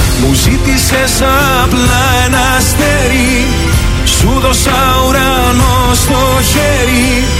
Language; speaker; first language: Greek; native; Greek